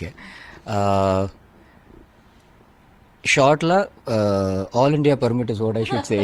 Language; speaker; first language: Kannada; non-native, learner; Malayalam